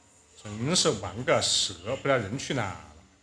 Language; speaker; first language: Chinese; native; Chinese